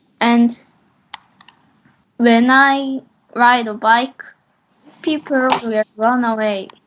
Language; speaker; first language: English; non-native, learner; Korean